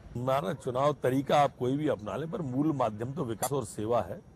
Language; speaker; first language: Hindi; native; Hindi